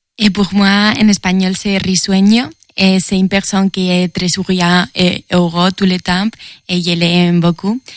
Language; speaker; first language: French; non-native, learner; Spanish